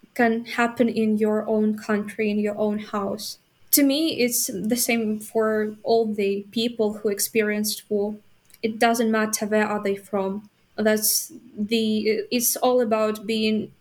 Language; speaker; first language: English; non-native, fluent; Ukrainian